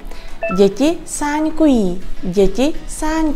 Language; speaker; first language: Czech; early bilingual, other home language; Vietnamese